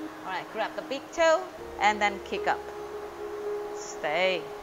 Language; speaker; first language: English; non-native, fluent; Indonesian